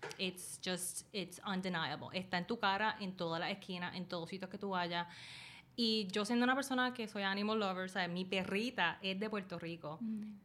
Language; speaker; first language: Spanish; early bilingual, other home language; Chinese